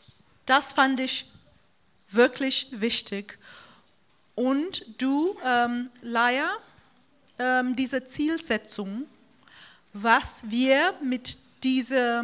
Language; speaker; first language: German; non-native, fluent; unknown